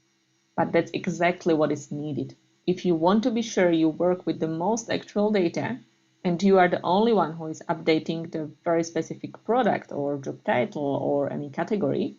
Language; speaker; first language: English; non-native, fluent; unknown